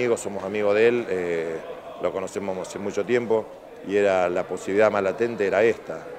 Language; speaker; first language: Spanish; native; Spanish